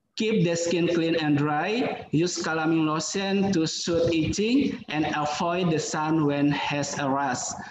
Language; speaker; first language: English; non-native, fluent; Indonesian